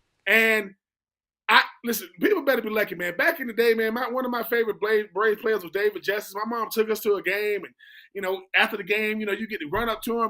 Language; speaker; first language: English; native; English